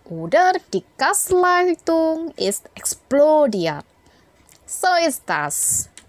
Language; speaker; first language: German; non-native, fluent; Indonesian